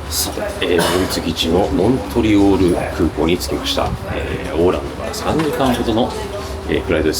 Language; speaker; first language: Japanese; native; Japanese